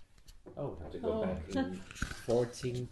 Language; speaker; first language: English; non-native, fluent; Portuguese